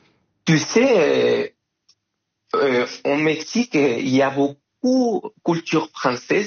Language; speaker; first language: French; non-native, fluent; Spanish